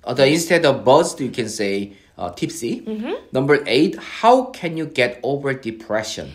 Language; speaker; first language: English; non-native, fluent; Korean